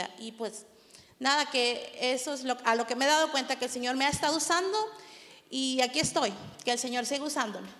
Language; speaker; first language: Spanish; native; Spanish